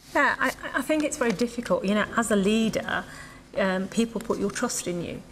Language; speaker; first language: English; native; English